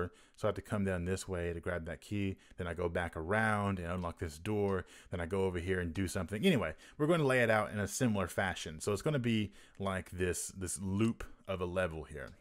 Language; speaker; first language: English; native; English